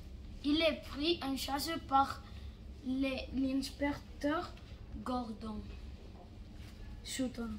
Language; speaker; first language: French; non-native, learner; Catalan